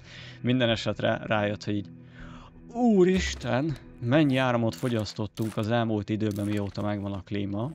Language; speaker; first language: Hungarian; native; Hungarian